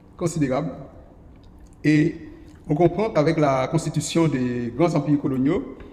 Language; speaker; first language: French; native; French